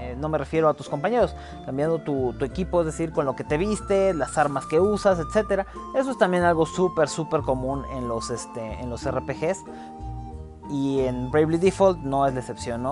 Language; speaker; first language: Spanish; native; Spanish